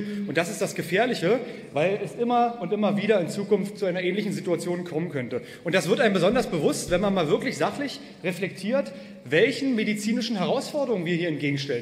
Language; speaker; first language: German; native; German